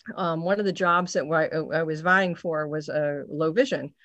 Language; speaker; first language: English; native; English